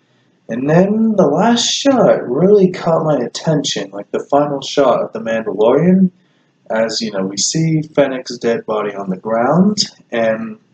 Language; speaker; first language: English; native; English